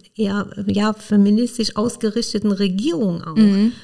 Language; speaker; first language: German; non-native, fluent; Persian